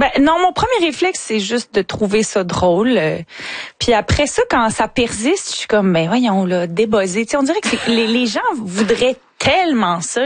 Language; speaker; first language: French; native; French